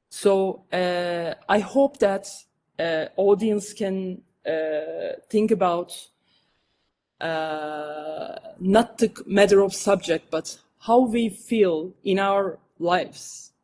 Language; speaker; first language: English; non-native, fluent; Turkish